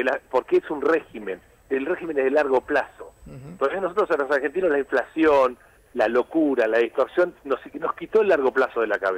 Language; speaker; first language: Spanish; native; Spanish